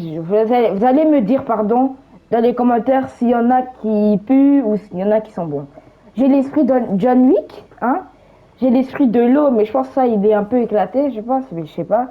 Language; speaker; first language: French; native; French